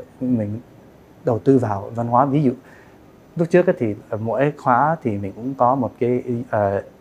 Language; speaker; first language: Vietnamese; early bilingual, heritage; Vietnamese